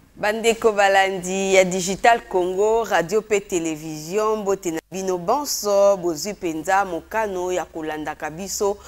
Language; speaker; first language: Lingala; native; Lingala